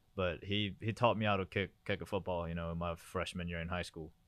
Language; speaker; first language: English; early bilingual, other home language; Korean